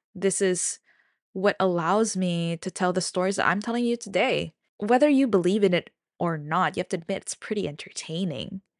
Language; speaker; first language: English; non-native, local second language; Filipino